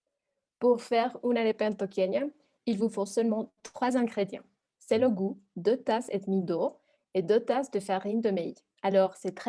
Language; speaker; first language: French; non-native, learner; Spanish